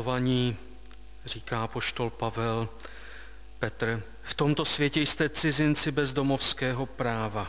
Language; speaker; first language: Czech; native; Czech